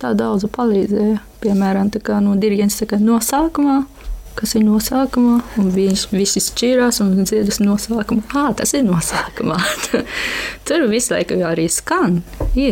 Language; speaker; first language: Latvian; non-native, learner; Japanese